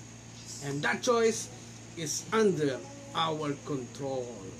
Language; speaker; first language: English; non-native, local second language; Filipino